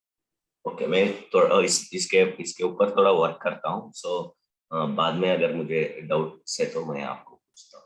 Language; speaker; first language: Hindi; non-native, local second language; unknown